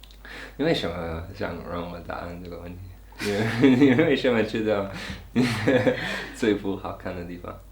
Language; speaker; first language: Chinese; non-native, learner; English